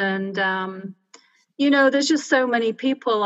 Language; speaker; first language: English; native; English